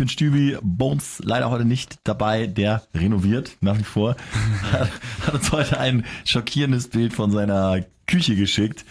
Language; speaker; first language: German; native; German